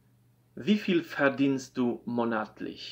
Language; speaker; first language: German; non-native, fluent; Polish